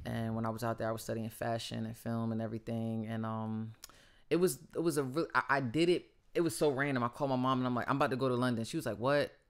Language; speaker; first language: English; native; English